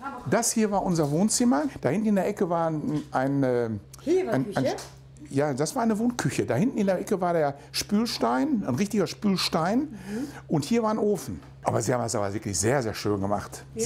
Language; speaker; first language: German; native; German